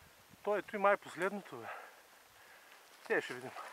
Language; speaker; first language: Bulgarian; native; Bulgarian